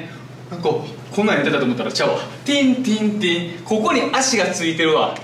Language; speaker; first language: Japanese; native; Japanese